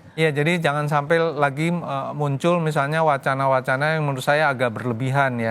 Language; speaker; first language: Indonesian; native; Indonesian